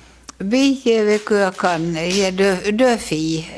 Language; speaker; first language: French; non-native, learner; Finnish